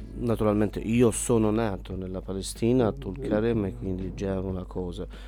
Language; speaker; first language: Italian; non-native, fluent; Arabic